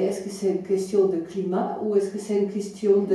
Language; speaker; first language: French; non-native, fluent; Dutch